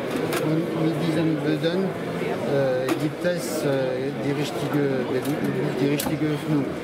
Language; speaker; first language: German; non-native, fluent; French